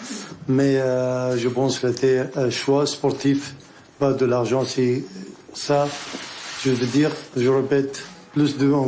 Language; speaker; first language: French; non-native, learner; Arabic